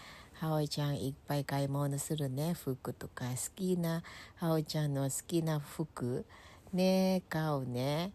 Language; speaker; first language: Japanese; non-native, fluent; Filipino